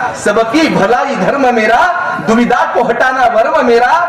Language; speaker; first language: Hindi; non-native, local second language; Marathi